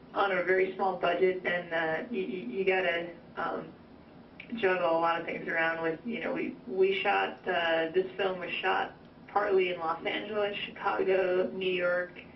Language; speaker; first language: English; native; English